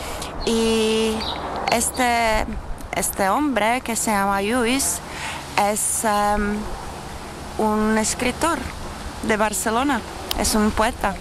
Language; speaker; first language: Spanish; non-native, fluent; Czech